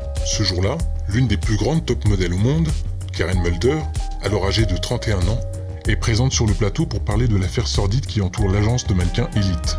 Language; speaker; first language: French; native; French